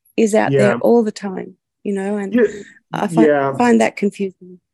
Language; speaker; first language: English; native; English